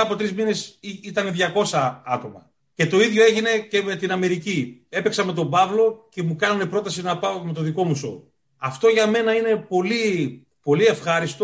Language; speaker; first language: Greek; native; Greek